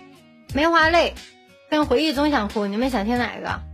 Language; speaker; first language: Chinese; native; Chinese